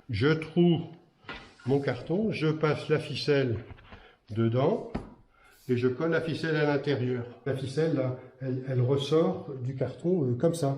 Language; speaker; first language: French; native; French